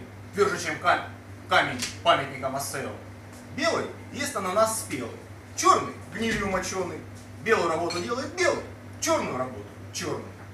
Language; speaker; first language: Russian; native; Russian